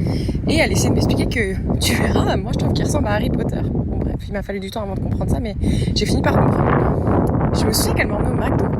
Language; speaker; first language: French; native; French